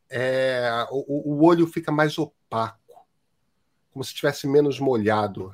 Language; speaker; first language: Portuguese; native; Portuguese